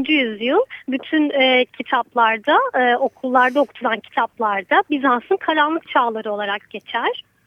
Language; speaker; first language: Turkish; native; Turkish